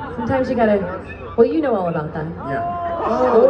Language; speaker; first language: English; native; English